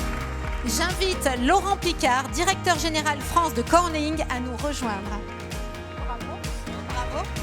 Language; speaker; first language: French; native; French